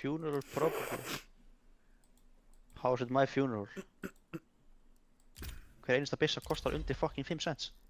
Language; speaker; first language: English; non-native, fluent; Icelandic